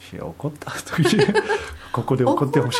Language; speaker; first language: Japanese; non-native, fluent; French